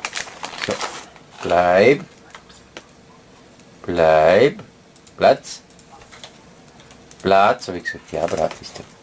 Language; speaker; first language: German; native; German